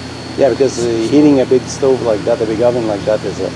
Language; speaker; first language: English; non-native, local second language; French